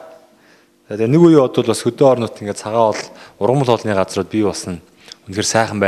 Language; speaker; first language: Mongolian; native; Mongolian